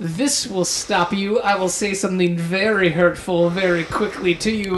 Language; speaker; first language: English; native; English